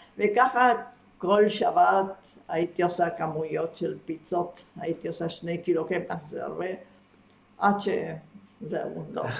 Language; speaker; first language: Hebrew; non-native, fluent; Spanish